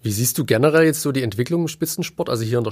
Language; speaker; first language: German; native; German